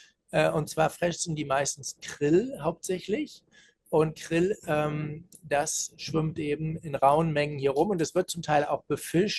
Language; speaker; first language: German; native; German